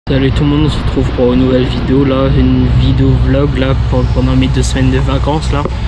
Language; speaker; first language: French; native; French